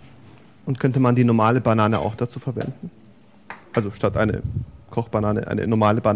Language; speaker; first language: German; native; German